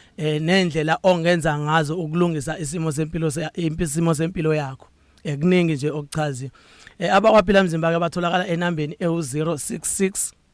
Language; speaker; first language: Zulu; native; Zulu